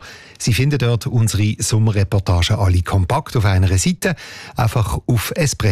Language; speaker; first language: German; native; German